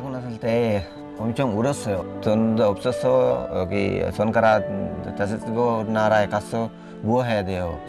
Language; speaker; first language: Korean; non-native, learner; Sinhala